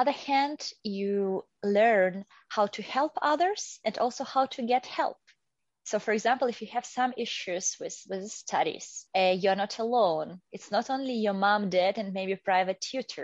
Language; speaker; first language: English; non-native, fluent; Russian